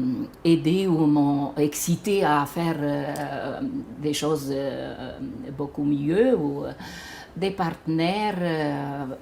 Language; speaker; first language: French; non-native, fluent; Romanian